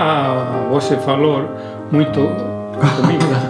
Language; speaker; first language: Portuguese; non-native, learner; Icelandic